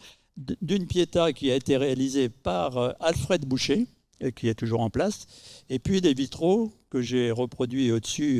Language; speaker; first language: French; native; French